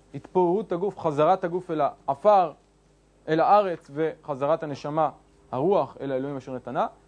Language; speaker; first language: Hebrew; native; Hebrew